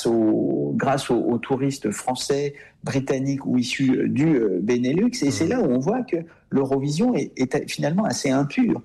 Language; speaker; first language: French; native; French